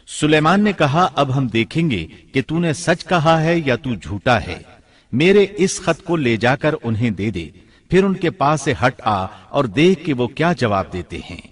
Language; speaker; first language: Urdu; native; Urdu